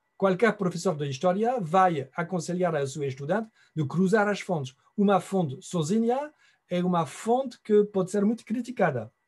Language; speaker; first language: Portuguese; non-native, fluent; French